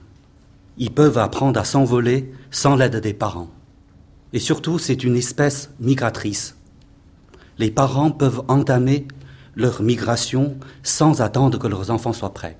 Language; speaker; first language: French; non-native, fluent; Chinese